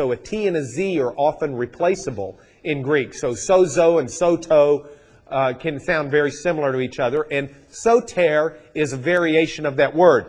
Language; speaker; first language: English; native; English